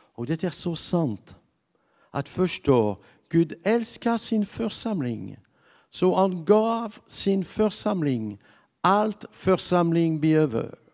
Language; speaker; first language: Swedish; non-native, fluent; French